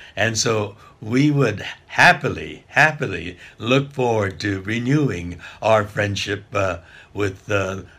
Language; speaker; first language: English; native; English